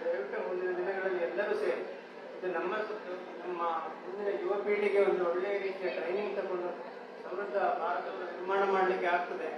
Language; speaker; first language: Kannada; native; Kannada